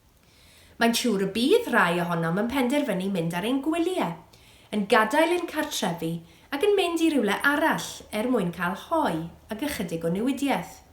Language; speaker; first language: Welsh; native; Welsh